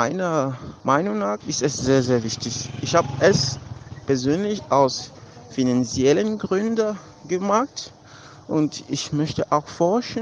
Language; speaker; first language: German; non-native, fluent; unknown